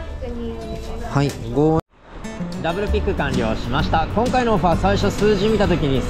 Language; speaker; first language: Japanese; native; Japanese